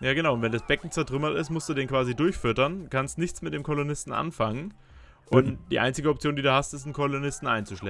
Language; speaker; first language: German; native; German